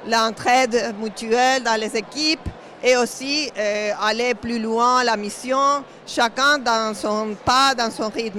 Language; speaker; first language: French; non-native, fluent; Spanish